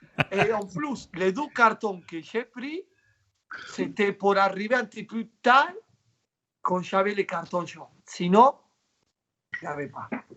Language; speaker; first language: French; non-native, fluent; Spanish